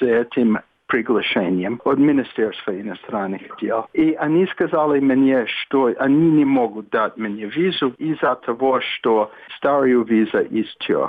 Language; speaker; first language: Russian; non-native, fluent; English